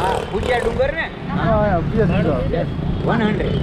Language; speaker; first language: English; non-native, learner; Korean